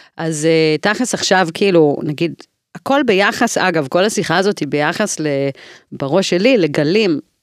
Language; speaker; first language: Hebrew; early bilingual, other home language; English